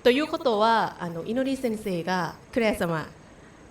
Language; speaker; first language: Japanese; non-native, learner; Thai